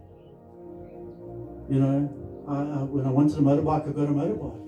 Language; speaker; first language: English; native; English